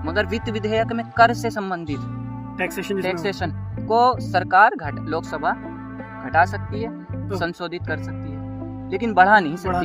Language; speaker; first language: Hindi; native; Hindi